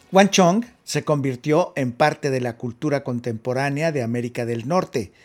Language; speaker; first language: Spanish; native; Spanish